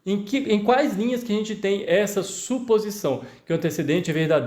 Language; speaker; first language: Portuguese; native; Portuguese